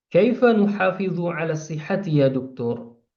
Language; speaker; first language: Arabic; non-native, fluent; Indonesian